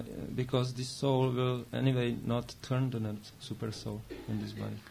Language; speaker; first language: English; non-native, fluent; Czech